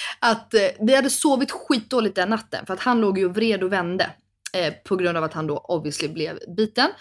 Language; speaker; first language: Swedish; native; Swedish